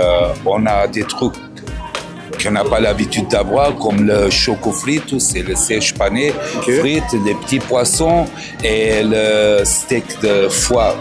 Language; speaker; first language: French; early bilingual, other home language; Portuguese